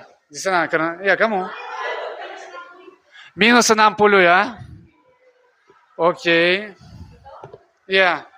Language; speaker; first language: Indonesian; non-native, learner; Russian